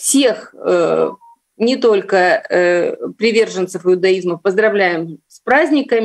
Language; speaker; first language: Russian; native; Russian